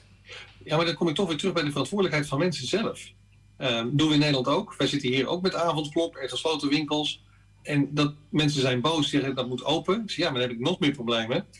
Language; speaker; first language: Dutch; native; Dutch